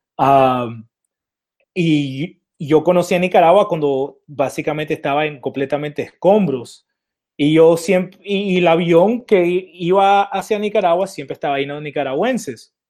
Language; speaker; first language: Spanish; early bilingual, heritage; Spanish